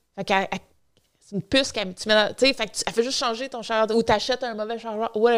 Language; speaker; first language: French; native; French